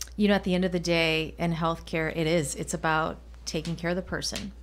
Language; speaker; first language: English; non-native, fluent; Spanish